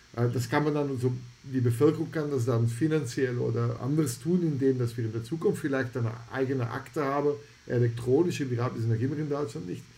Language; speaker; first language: German; non-native, fluent; Dutch